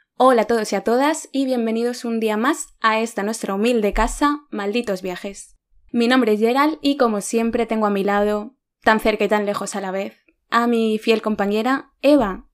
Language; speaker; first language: Spanish; native; Spanish